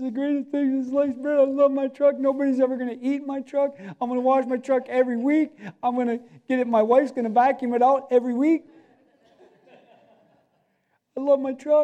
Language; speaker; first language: English; native; English